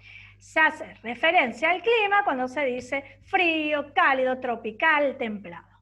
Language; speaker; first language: Spanish; native; Spanish